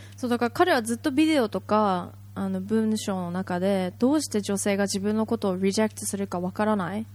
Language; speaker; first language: Japanese; native; Japanese